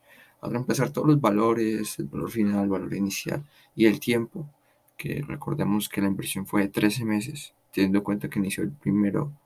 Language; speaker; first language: Spanish; native; Spanish